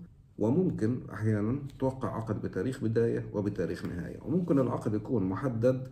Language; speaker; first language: Arabic; native; Arabic